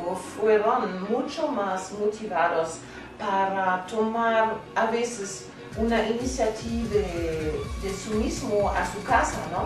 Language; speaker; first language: Spanish; non-native, fluent; German